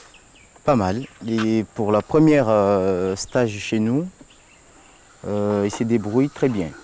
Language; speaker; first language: French; non-native, local second language; Comorian